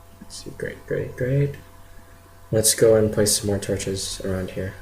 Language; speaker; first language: English; native; English